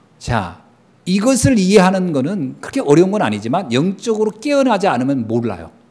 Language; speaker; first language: Korean; native; Korean